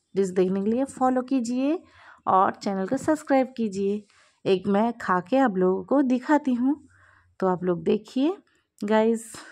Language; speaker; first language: Hindi; non-native, local second language; Bangla